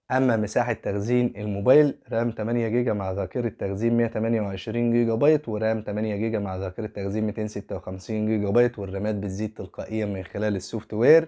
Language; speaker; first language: Arabic; native; Arabic